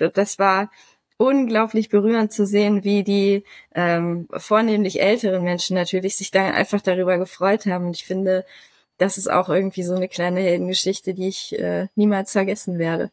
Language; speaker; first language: German; native; German